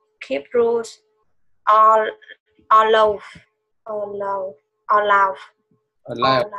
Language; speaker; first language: English; non-native, learner; Vietnamese